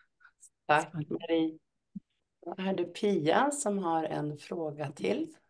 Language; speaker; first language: Swedish; native; Swedish